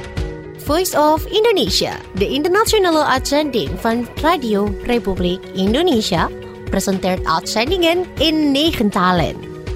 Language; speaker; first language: Dutch; non-native, fluent; Indonesian